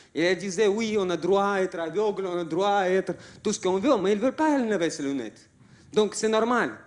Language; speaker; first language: French; non-native, fluent; Russian